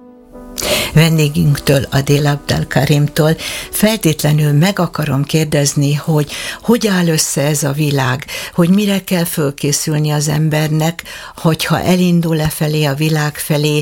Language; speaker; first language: Hungarian; native; Hungarian